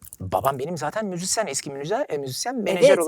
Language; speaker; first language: Turkish; native; Turkish